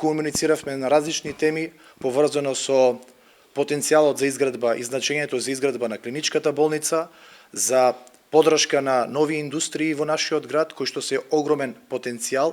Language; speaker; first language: Macedonian; native; Macedonian